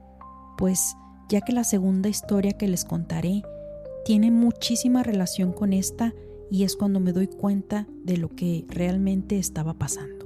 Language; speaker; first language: Spanish; native; Spanish